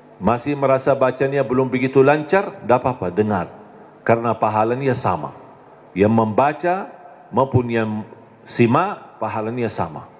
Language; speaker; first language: Indonesian; non-native, fluent; Arabic